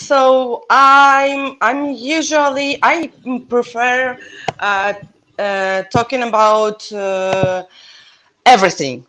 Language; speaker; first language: English; non-native, learner; Russian